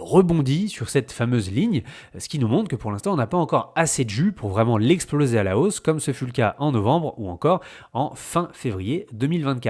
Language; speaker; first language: French; native; French